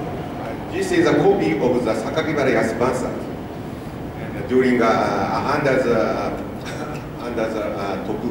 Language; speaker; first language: English; non-native, learner; Japanese